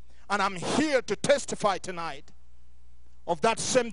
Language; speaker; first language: English; non-native, local second language; Ganda